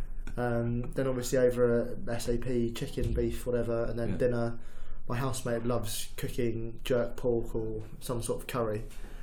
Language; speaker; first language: English; native; English